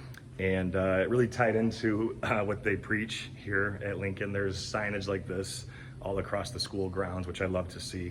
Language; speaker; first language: English; native; English